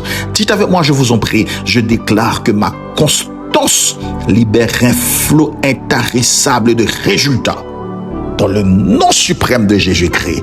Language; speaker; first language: French; non-native, local second language; Haitian Creole